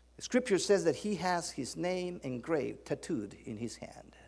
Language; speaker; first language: English; non-native, fluent; Spanish